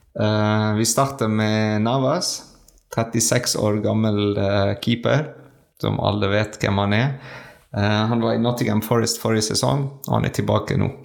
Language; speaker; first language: Norwegian; non-native, learner; French